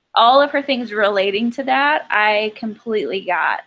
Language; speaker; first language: English; native; English